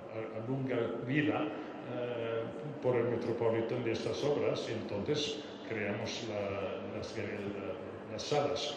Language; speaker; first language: Spanish; non-native, fluent; French